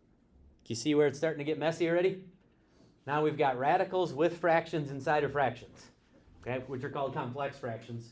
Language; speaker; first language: English; native; English